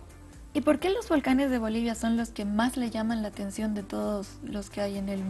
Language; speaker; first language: Spanish; native; Spanish